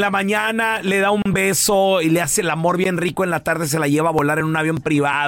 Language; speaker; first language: Spanish; native; Spanish